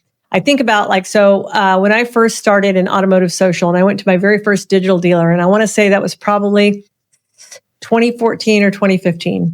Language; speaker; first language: English; native; English